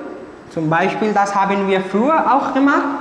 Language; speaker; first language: German; non-native, fluent; Marathi